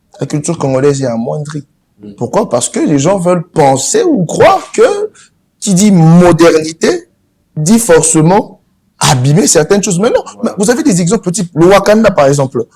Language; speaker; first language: French; non-native, local second language; Lingala